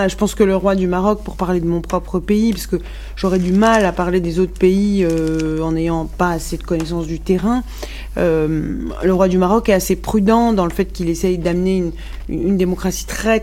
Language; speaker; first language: French; non-native, local second language; Arabic